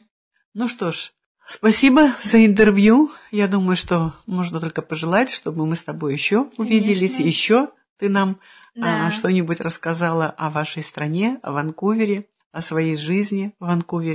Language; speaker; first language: Russian; native; Russian